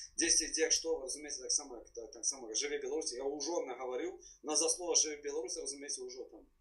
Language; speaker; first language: Russian; non-native, local second language; Belarusian